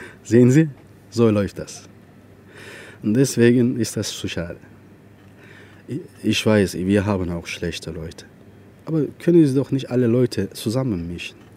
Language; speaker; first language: German; non-native, learner; Turkish